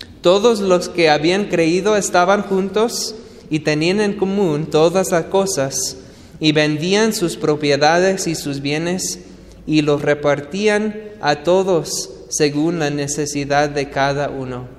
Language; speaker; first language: Spanish; non-native, fluent; English